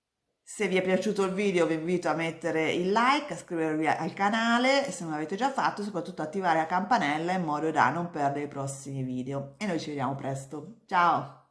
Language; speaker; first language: Italian; native; Italian